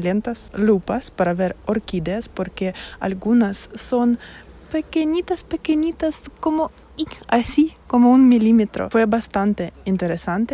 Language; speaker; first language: Spanish; non-native, fluent; Russian